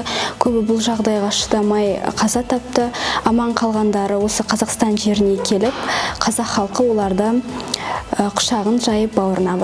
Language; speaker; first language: Kazakh; non-native, local second language; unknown